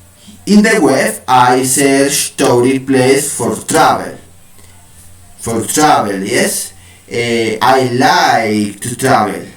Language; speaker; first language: English; non-native, learner; Spanish